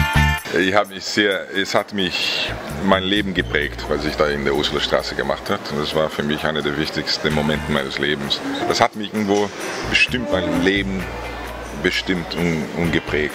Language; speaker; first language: German; non-native, fluent; Portuguese